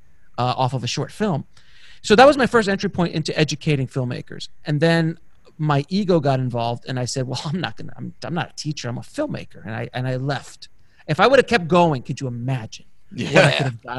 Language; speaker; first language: English; native; English